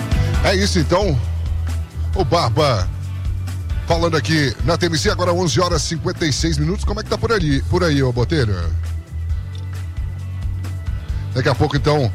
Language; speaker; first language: Portuguese; native; Portuguese